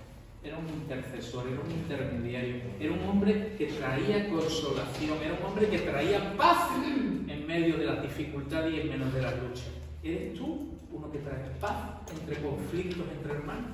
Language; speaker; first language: Spanish; native; Spanish